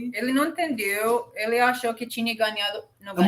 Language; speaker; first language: Portuguese; non-native, learner; English